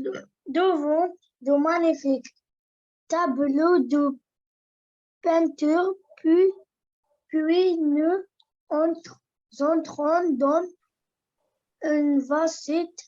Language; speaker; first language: French; non-native, learner; Arabic